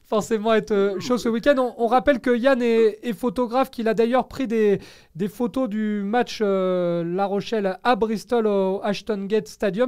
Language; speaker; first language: French; native; French